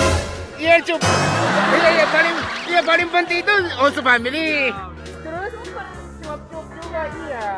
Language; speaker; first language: Indonesian; early bilingual, other home language; Japanese